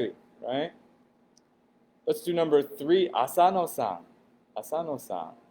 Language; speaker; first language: Japanese; non-native, fluent; English